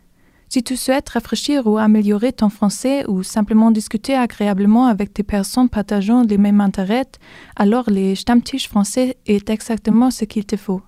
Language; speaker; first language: French; non-native, fluent; German